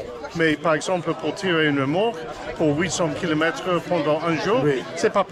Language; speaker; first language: French; non-native, fluent; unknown